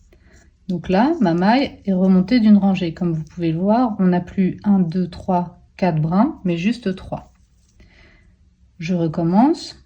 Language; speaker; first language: French; native; French